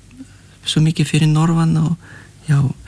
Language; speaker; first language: Icelandic; non-native, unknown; Lithuanian